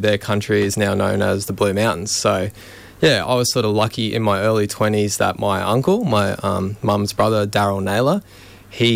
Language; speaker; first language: English; native; English